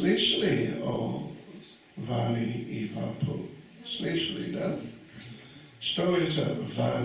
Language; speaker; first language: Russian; non-native, learner; English